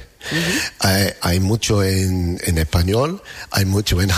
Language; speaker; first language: Spanish; non-native, learner; English